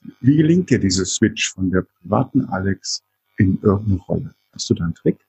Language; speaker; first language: German; native; German